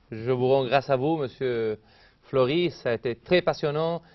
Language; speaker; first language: French; non-native, fluent; Spanish